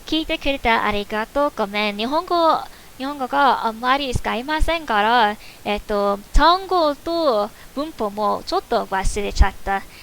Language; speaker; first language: Japanese; non-native, learner; English